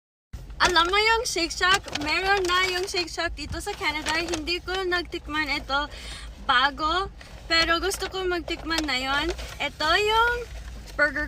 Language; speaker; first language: Filipino; non-native, learner; English